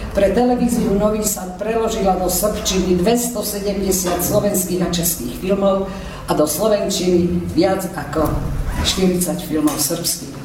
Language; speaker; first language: Slovak; early bilingual, heritage; Slovak